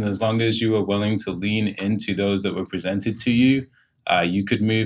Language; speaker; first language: English; native; English